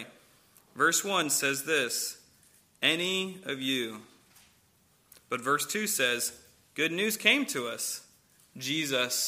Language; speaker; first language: English; native; English